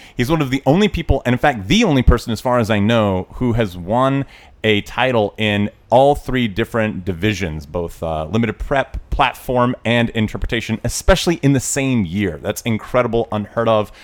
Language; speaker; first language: English; native; English